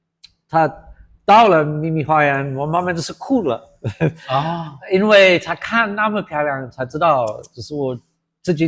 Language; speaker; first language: Chinese; non-native, fluent; English